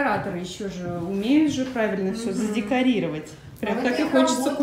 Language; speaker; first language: Russian; native; Russian